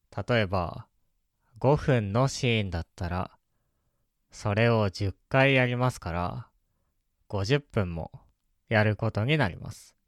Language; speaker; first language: Japanese; native; Japanese